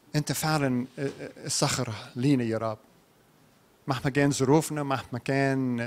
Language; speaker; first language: Arabic; non-native, learner; English